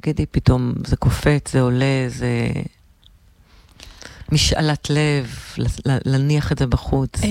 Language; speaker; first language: Hebrew; native; Hebrew